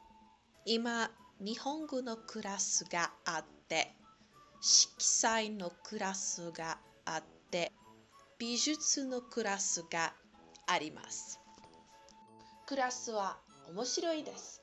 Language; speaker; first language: Japanese; non-native, learner; Portuguese